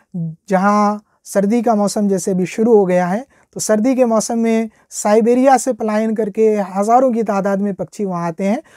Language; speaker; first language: Hindi; native; Hindi